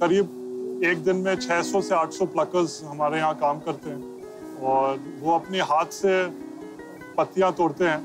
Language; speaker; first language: Hindi; native; Hindi